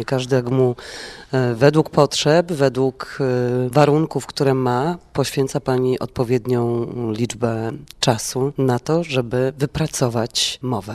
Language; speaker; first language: Polish; native; Polish